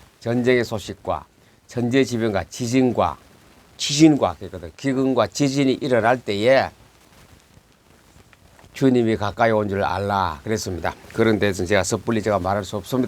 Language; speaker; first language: Korean; native; Korean